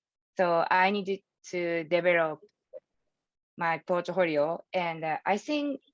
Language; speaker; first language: English; non-native, learner; Japanese